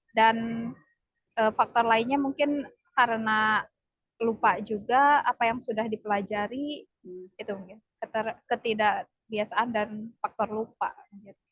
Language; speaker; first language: Indonesian; non-native, local second language; Sundanese